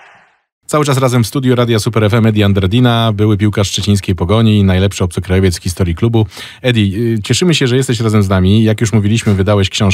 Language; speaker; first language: Polish; native; Polish